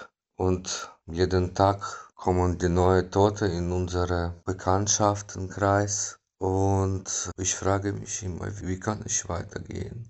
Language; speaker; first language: German; non-native, fluent; Ukrainian